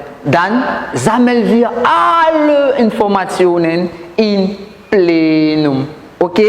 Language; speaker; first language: German; non-native, learner; French